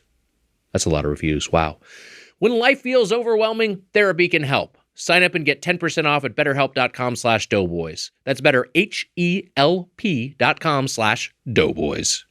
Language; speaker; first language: English; native; English